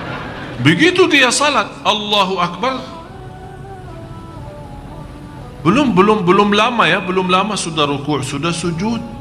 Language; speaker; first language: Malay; non-native, fluent; Arabic